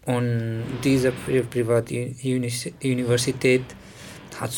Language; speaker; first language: German; non-native, learner; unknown